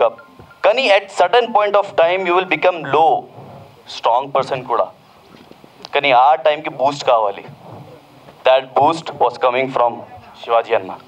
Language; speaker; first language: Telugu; non-native, local second language; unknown